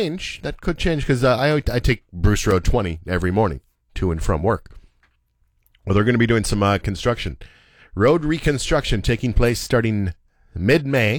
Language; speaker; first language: English; native; English